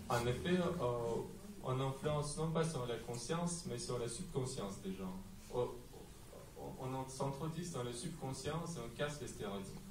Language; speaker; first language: French; non-native, fluent; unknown